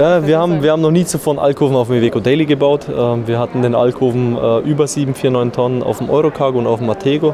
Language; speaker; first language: German; native; German